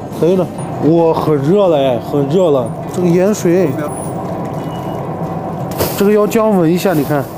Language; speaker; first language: Chinese; non-native, local second language; Uyghur